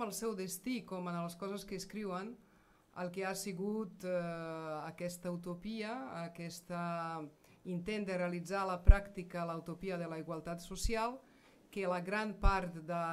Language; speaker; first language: Catalan; non-native, fluent; Serbian